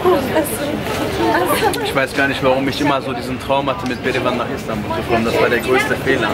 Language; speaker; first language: German; early bilingual, other home language; Turkish